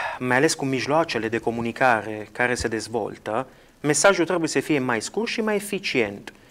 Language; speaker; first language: Romanian; non-native, fluent; Italian